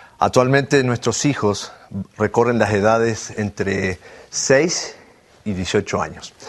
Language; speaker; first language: Spanish; native; Spanish